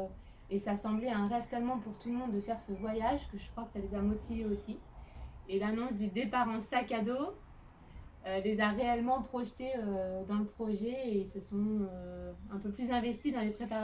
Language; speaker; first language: French; native; French